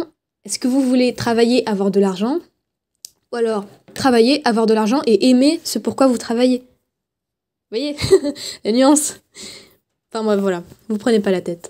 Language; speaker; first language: French; native; French